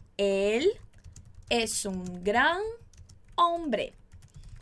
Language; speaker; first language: Spanish; non-native, fluent; Portuguese